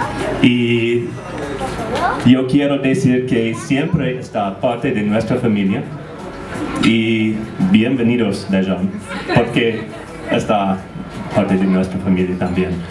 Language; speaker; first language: Spanish; non-native, learner; English